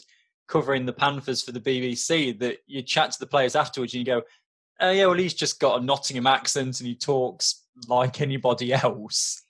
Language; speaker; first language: English; native; English